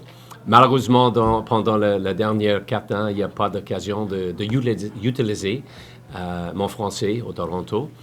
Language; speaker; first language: French; non-native, learner; English